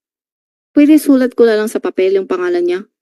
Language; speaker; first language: Filipino; non-native, learner; Chinese